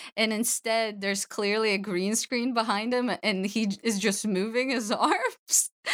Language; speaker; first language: English; early bilingual, other home language; Russian